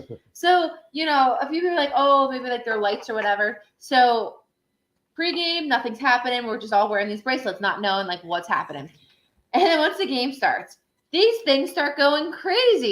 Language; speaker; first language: English; native; English